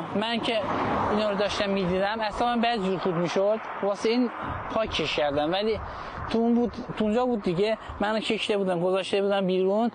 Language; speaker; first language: Persian; non-native, local second language; Azerbaijani